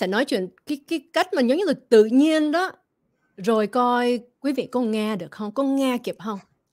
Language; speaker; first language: Vietnamese; early bilingual, other home language; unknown